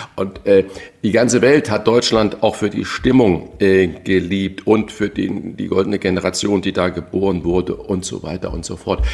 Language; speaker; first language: German; early bilingual, other home language; Portuguese